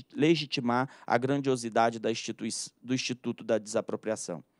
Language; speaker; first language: Portuguese; native; Portuguese